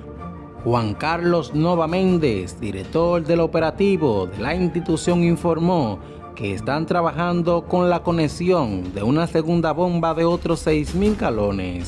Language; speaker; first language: Spanish; native; Spanish